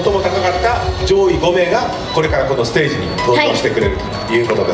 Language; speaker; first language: Japanese; native; Japanese